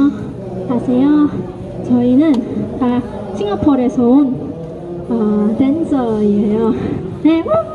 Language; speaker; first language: Korean; non-native, learner; English